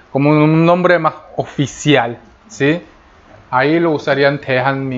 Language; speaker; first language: Spanish; non-native, fluent; Korean